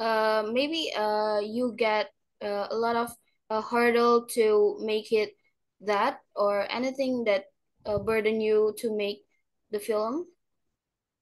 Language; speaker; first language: English; non-native, learner; Indonesian